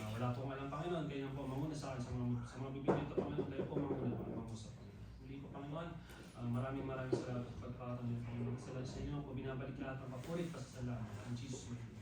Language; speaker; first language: Filipino; non-native, local second language; Waray